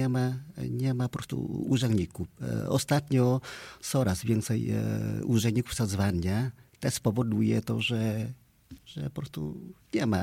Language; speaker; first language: Polish; non-native, fluent; Vietnamese